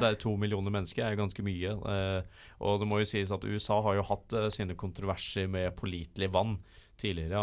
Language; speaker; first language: Norwegian; native; Norwegian